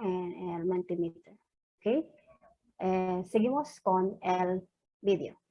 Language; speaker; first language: Spanish; non-native, fluent; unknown